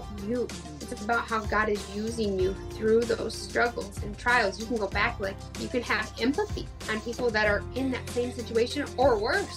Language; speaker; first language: English; native; English